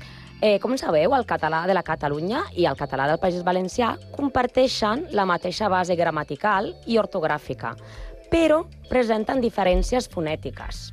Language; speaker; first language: Catalan; non-native, learner; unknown